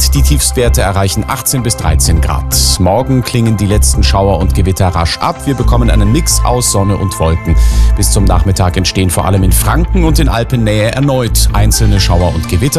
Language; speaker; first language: German; native; German